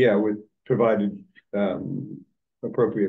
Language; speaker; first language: English; native; English